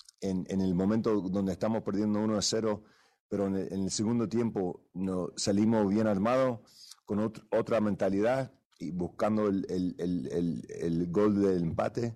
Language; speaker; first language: Spanish; early bilingual, heritage; English